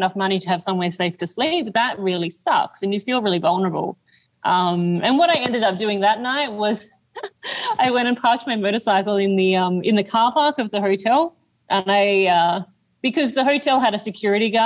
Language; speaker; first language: English; native; English